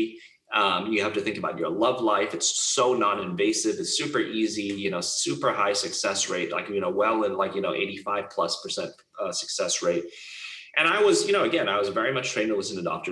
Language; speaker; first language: English; non-native, local second language; Cantonese